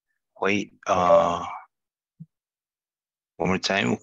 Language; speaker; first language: Chinese; non-native, learner; Spanish